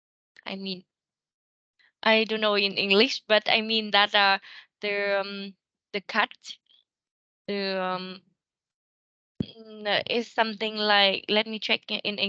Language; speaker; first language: English; non-native, learner; Vietnamese